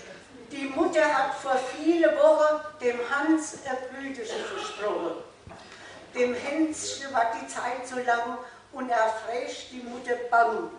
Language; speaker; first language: German; native; German